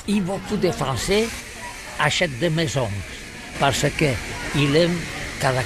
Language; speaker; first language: French; non-native, learner; Catalan